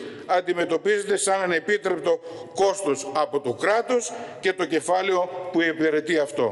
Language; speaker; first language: Greek; native; Greek